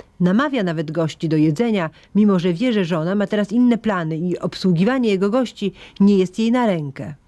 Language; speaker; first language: Polish; native; Polish